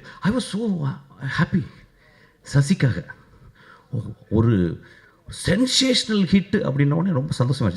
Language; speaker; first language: Tamil; native; Tamil